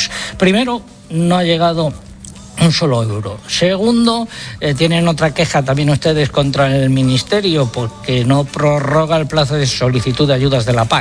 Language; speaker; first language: Spanish; native; Spanish